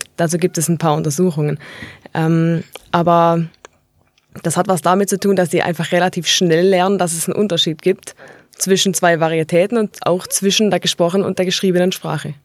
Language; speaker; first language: German; native; German